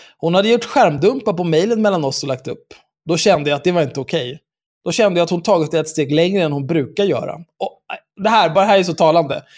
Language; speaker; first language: Swedish; native; Swedish